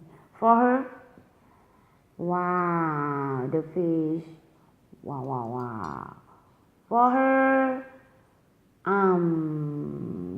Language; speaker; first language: English; non-native, learner; Thai